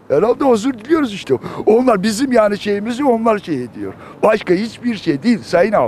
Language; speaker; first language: Turkish; native; Turkish